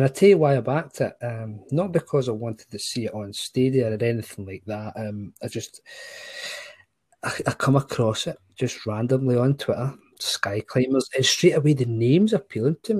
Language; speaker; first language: English; native; English